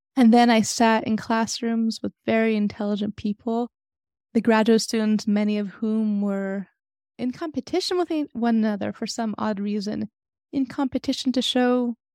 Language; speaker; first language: English; native; English